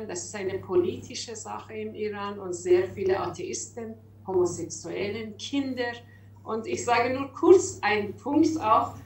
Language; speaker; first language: German; non-native, learner; Persian